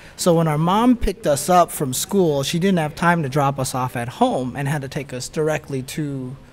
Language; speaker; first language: English; native; English